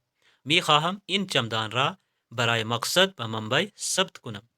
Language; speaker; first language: Persian; non-native, fluent; Urdu